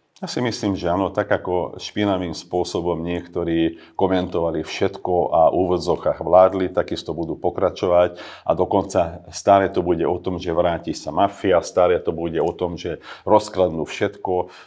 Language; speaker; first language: Slovak; non-native, local second language; Hungarian